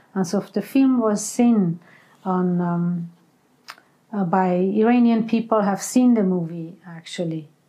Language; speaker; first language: English; non-native, fluent; Persian